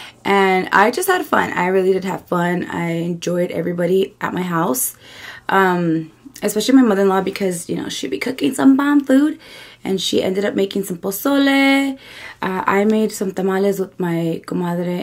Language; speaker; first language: English; early bilingual, other home language; Spanish